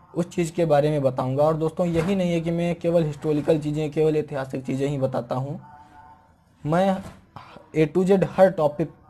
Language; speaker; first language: Hindi; native; Hindi